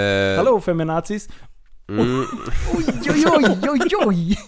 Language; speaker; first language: Swedish; native; Swedish